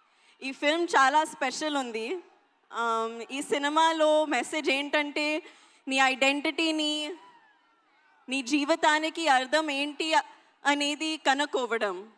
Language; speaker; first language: Telugu; non-native, learner; Hindi